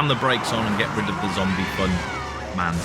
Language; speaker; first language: English; native; English